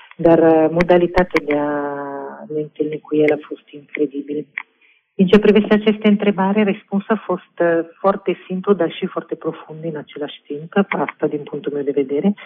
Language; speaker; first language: Romanian; non-native, fluent; Italian